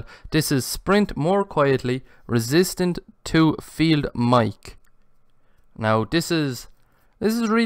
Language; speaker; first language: English; native; English